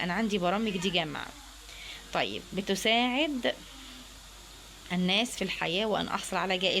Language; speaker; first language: Arabic; native; Arabic